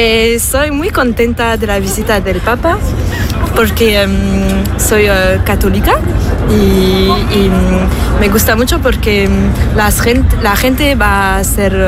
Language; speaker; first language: Spanish; non-native, learner; French